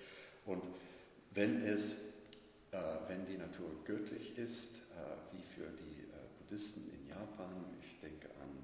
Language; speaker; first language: German; non-native, fluent; English